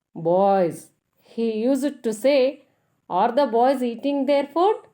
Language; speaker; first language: English; non-native, local second language; Kannada